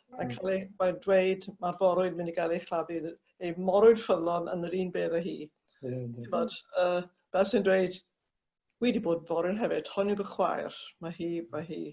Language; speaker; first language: Welsh; native; Welsh